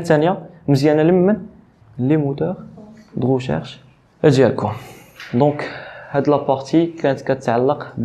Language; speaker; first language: Arabic; native; Arabic